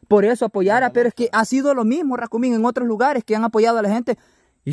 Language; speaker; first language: Spanish; native; Spanish